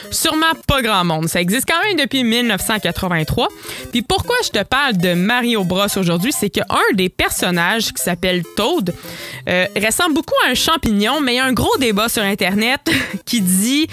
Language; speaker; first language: French; native; French